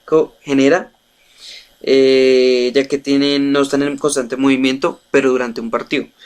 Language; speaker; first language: Spanish; native; Spanish